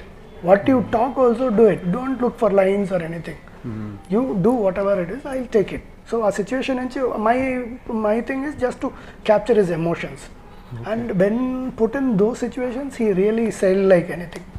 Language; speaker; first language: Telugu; non-native, learner; Tamil